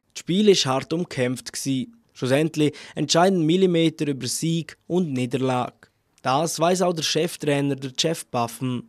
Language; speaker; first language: German; native; German